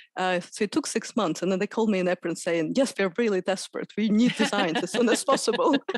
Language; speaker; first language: English; non-native, fluent; Russian